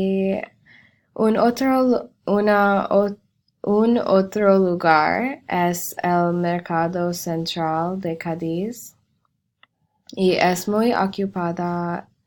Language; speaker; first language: Spanish; non-native, learner; English